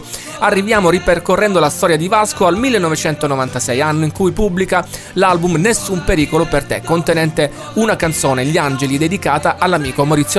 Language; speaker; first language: Italian; native; Italian